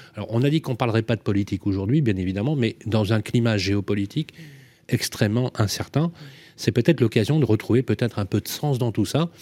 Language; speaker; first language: French; native; French